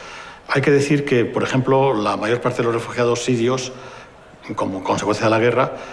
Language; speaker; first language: Spanish; native; Spanish